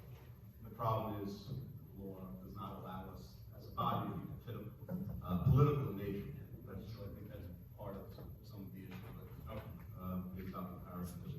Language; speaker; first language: English; native; English